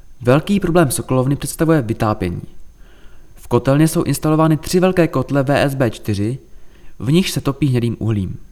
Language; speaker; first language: Czech; native; Czech